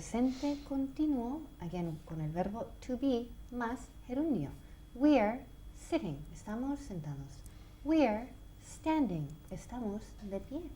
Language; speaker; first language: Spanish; non-native, fluent; English